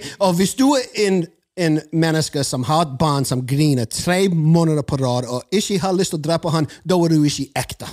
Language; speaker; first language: Norwegian; non-native, fluent; English